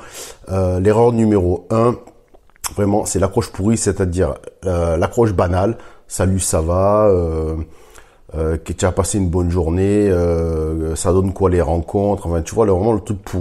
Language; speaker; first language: French; native; French